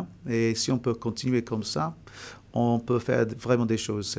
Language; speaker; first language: French; non-native, fluent; English